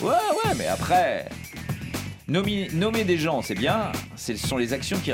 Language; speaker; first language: French; native; French